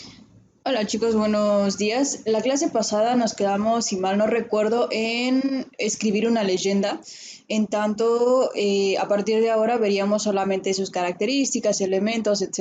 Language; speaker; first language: Spanish; native; Spanish